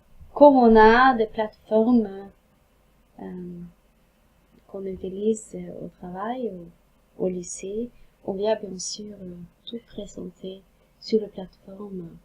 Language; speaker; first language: French; non-native, fluent; Norwegian